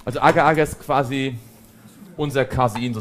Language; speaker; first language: German; native; German